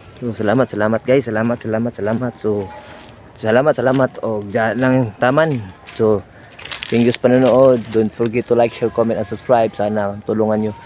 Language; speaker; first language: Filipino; non-native, local second language; Cebuano